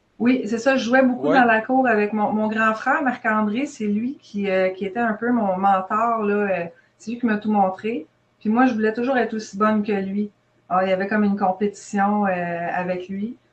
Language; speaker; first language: French; native; French